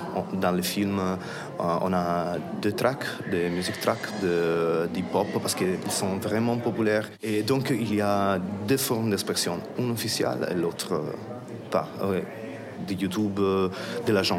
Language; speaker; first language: French; non-native, fluent; Italian